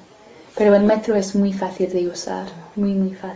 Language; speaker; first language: Spanish; non-native, fluent; English